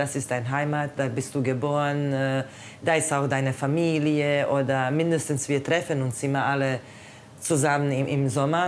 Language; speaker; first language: German; non-native, fluent; Croatian